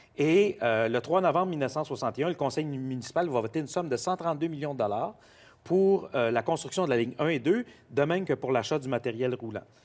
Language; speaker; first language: French; native; French